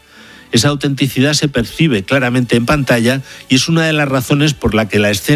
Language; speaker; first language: Spanish; native; Spanish